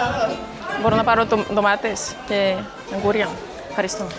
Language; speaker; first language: Greek; early bilingual, heritage; French